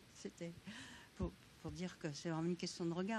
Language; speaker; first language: French; native; French